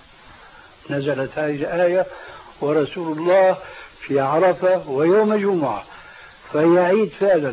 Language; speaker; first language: Arabic; early bilingual, other home language; Albanian